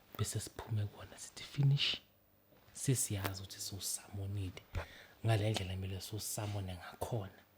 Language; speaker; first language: Zulu; native; Zulu